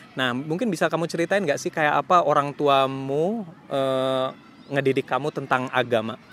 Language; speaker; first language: Indonesian; native; Indonesian